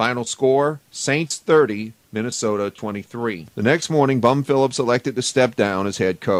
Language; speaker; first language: English; native; English